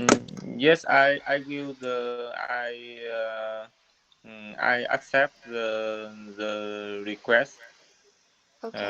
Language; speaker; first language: English; non-native, learner; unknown